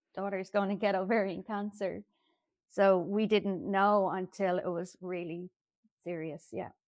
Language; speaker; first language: English; native; English